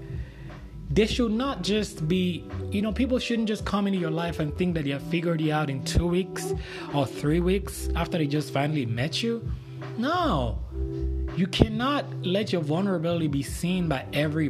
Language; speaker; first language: English; non-native, local second language; Yoruba